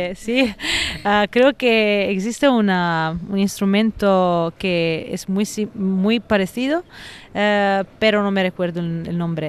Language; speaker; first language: Spanish; non-native, fluent; Italian